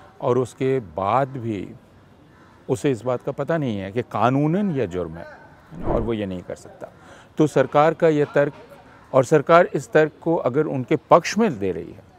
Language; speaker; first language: Hindi; native; Hindi